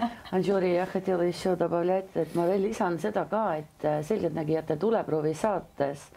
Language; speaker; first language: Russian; non-native, local second language; Estonian